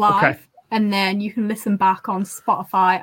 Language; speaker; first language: English; native; English